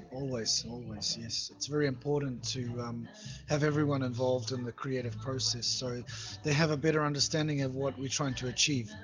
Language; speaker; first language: English; native; English